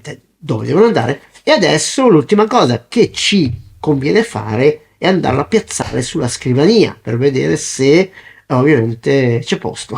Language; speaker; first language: Italian; native; Italian